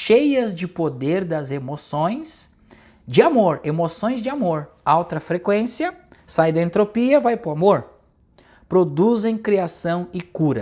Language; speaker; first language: Portuguese; native; Portuguese